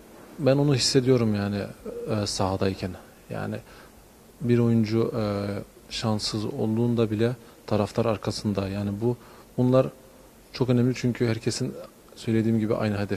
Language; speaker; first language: Turkish; early bilingual, heritage; Turkish